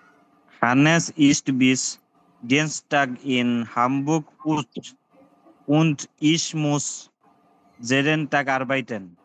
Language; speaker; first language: German; non-native, learner; Bangla